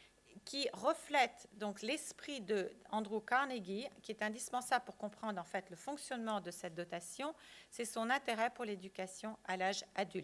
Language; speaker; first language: French; native; French